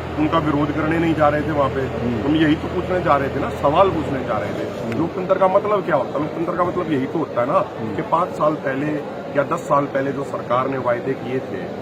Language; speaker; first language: Hindi; native; Hindi